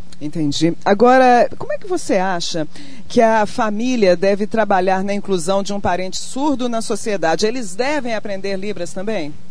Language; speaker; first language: Portuguese; native; Portuguese